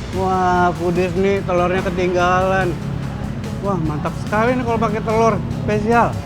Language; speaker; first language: Indonesian; native; Indonesian